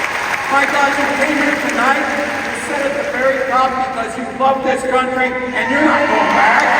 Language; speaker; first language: English; native; English